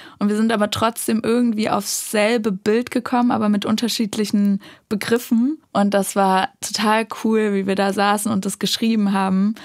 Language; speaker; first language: German; native; German